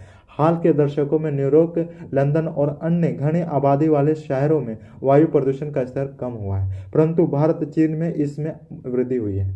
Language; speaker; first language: Hindi; native; Hindi